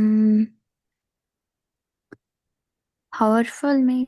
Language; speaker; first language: English; non-native, learner; Arabic